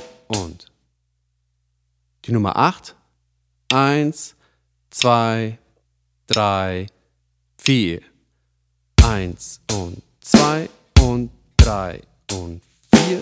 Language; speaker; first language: German; native; German